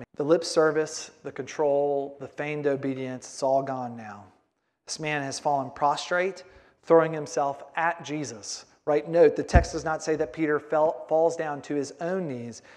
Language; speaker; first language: English; native; English